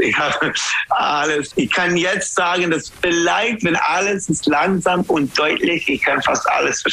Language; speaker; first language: German; non-native, learner; English